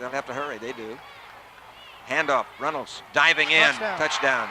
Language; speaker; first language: English; native; English